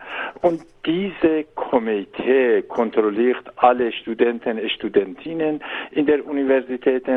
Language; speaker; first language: German; non-native, learner; Persian